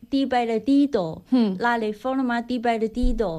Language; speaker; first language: Spanish; non-native, learner; Chinese